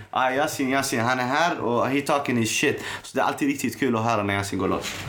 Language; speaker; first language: Swedish; early bilingual, other home language; Arabic